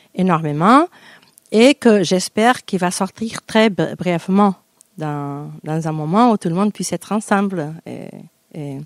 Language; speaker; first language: French; non-native, fluent; Portuguese